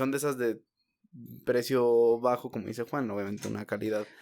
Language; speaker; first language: Spanish; native; Spanish